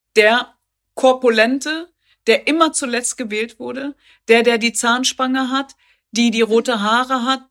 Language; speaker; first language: German; native; German